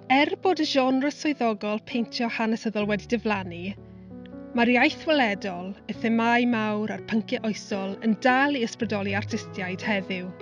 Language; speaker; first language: Welsh; native; Welsh